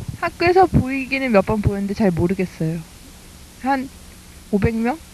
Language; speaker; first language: Korean; non-native, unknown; Japanese